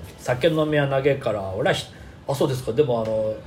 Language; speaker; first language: Japanese; native; Japanese